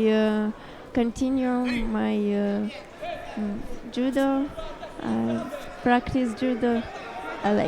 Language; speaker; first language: English; non-native, learner; Russian